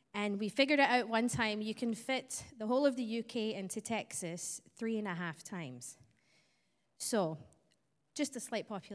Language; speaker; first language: English; native; English